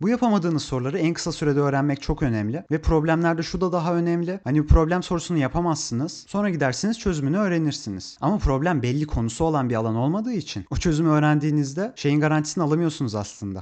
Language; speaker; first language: Turkish; native; Turkish